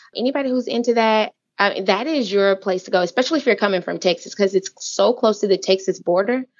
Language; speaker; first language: English; native; English